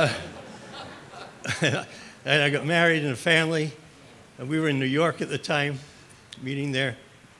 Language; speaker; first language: English; native; English